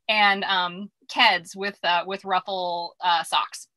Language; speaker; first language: English; native; English